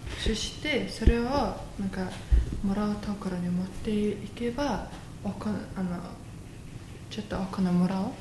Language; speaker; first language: Japanese; non-native, fluent; Mongolian